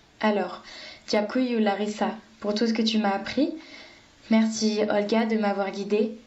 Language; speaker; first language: French; native; French